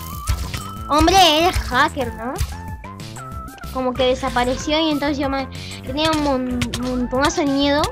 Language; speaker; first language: Spanish; native; Spanish